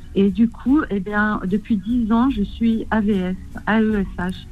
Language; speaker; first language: French; native; French